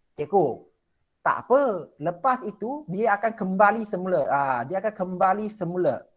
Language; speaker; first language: Malay; non-native, local second language; Chinese